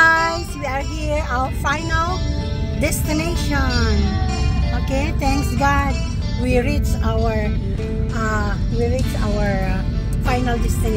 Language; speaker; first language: English; non-native, learner; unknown